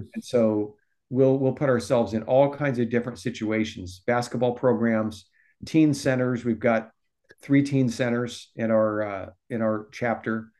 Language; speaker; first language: English; native; English